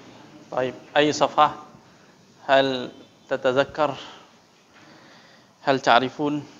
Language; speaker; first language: Arabic; non-native, fluent; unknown